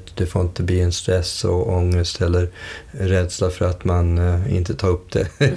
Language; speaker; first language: Swedish; early bilingual, other home language; English